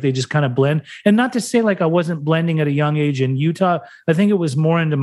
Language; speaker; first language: English; early bilingual, other home language; German